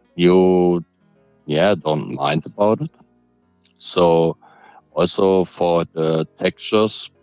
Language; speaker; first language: English; non-native, fluent; German